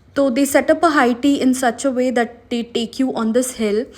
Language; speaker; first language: Hindi; non-native, local second language; Marathi